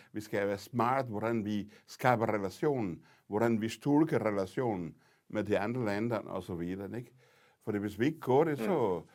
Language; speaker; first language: Danish; non-native, fluent; Portuguese